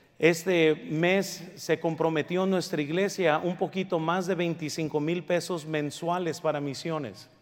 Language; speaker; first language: Spanish; early bilingual, heritage; Spanish